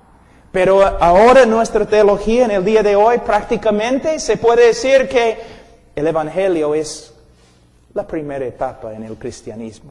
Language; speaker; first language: Spanish; non-native, fluent; English